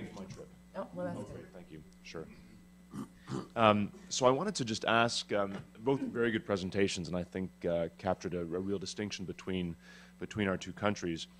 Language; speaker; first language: English; native; English